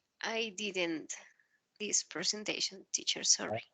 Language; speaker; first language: English; non-native, learner; Spanish